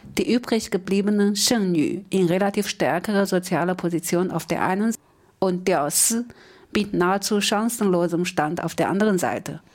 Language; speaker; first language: German; non-native, fluent; Chinese